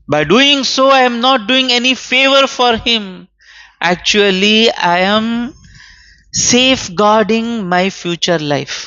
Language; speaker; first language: English; non-native, local second language; Urdu